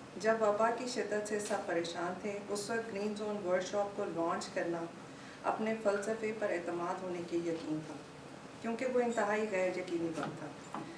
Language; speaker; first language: Urdu; native; Urdu